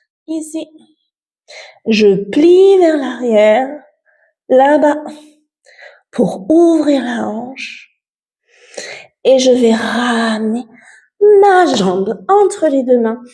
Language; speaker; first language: French; native; French